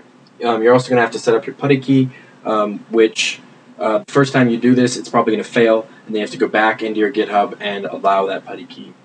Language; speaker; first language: English; native; English